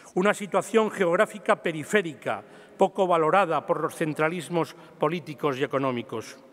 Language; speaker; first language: Spanish; native; Spanish